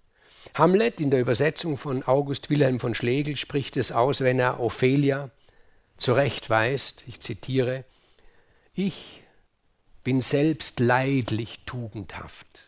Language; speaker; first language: German; native; German